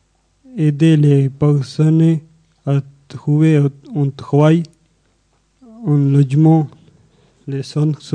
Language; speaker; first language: French; non-native, learner; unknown